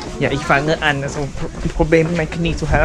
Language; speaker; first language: German; non-native, fluent; Thai